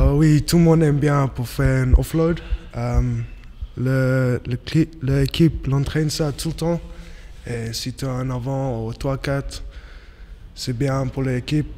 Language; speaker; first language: French; non-native, learner; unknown